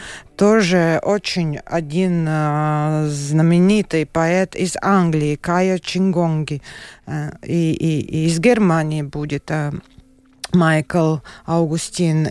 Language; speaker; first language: Russian; non-native, local second language; Latvian